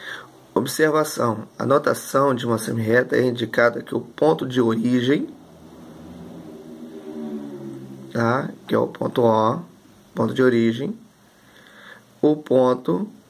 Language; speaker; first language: Portuguese; native; Portuguese